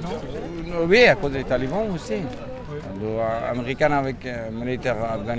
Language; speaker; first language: French; non-native, learner; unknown